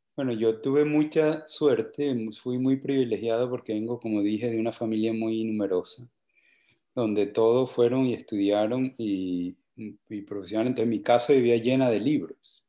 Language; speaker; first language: Spanish; native; Spanish